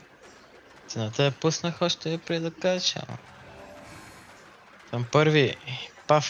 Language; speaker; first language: Bulgarian; native; Bulgarian